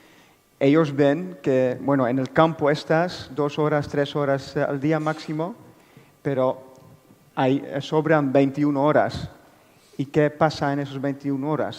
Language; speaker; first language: Spanish; non-native, fluent; Dutch